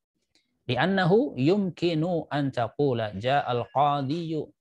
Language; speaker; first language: Arabic; non-native, fluent; Indonesian